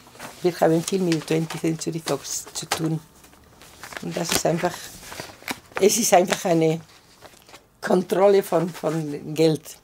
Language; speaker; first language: German; non-native, fluent; Spanish